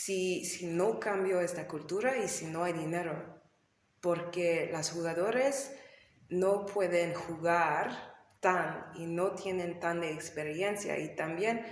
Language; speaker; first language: Spanish; non-native, learner; English